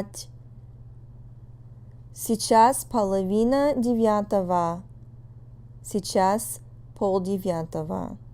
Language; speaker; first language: Russian; non-native, fluent; English